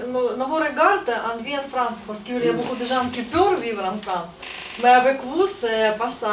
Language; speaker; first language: French; non-native, learner; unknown